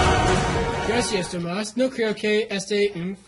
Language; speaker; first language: Spanish; non-native, learner; English